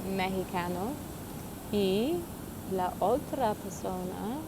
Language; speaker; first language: Spanish; non-native, learner; English